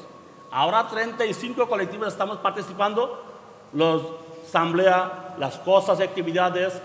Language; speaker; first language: Spanish; non-native, learner; Bangla